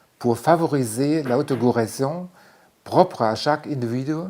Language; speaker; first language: French; non-native, fluent; German